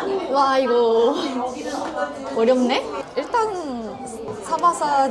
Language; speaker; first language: Korean; non-native, fluent; Japanese